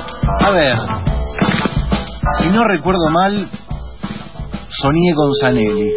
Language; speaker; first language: Spanish; native; Spanish